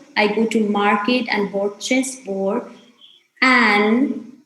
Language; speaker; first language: English; non-native, local second language; Nepali